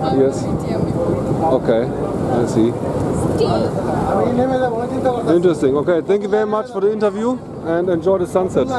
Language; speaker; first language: English; non-native, fluent; German